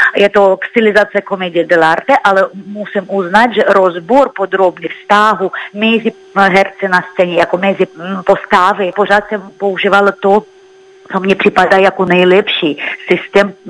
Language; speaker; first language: Czech; non-native, fluent; Russian